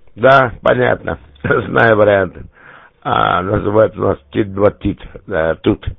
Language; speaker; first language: Russian; native; Russian